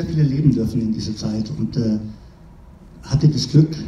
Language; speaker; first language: German; native; German